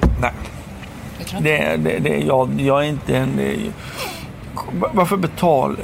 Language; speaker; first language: Swedish; early bilingual, other home language; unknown